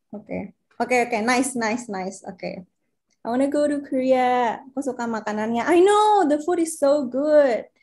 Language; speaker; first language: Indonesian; native; Indonesian